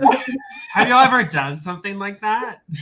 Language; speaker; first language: English; native; English